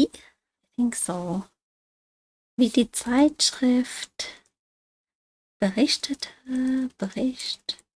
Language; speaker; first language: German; non-native, fluent; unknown